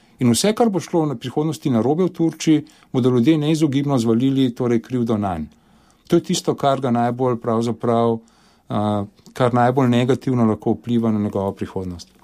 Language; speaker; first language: Slovenian; native; Slovenian